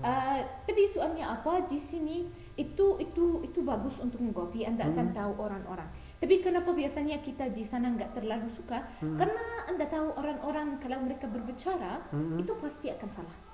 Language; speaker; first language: Indonesian; non-native, learner; Arabic